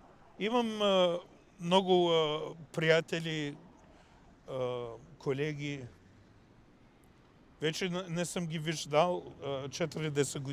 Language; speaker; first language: Bulgarian; non-native, fluent; English